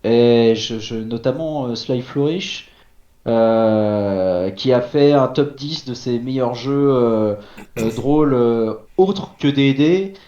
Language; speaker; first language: French; native; French